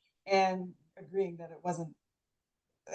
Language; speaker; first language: English; native; English